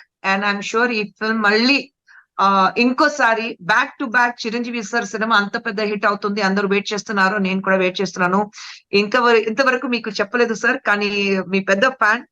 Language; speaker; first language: Telugu; non-native, fluent; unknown